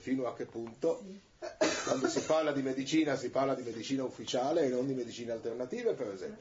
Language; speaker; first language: Italian; native; Italian